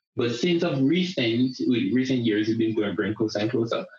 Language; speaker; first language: English; non-native, local second language; Jamaican Creole English